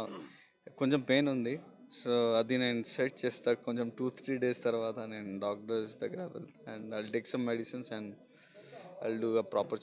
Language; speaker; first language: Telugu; non-native, local second language; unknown